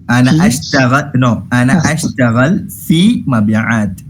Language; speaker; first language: Arabic; non-native, fluent; Malayalam